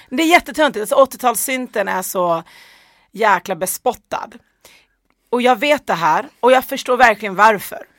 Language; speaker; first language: Swedish; early bilingual, other home language; Persian